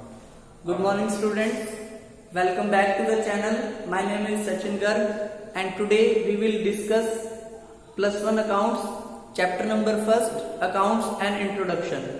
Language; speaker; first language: English; non-native, local second language; Hindi